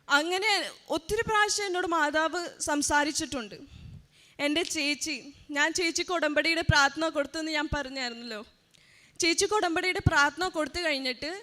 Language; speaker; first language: Malayalam; early bilingual, heritage; Malayalam